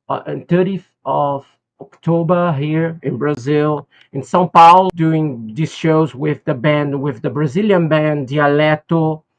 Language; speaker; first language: English; non-native, fluent; Portuguese